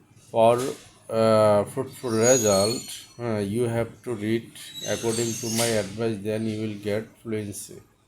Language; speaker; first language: English; non-native, local second language; Bangla